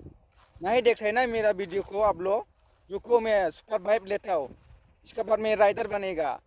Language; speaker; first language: Hindi; non-native, local second language; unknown